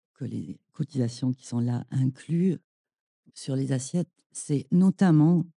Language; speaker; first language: French; non-native, fluent; German